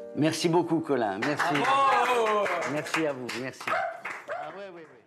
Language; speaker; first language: French; native; French